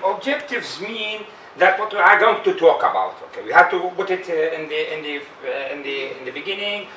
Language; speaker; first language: English; non-native, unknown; Arabic